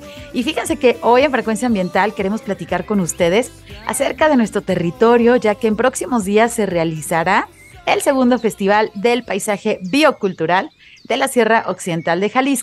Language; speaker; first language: Spanish; native; Spanish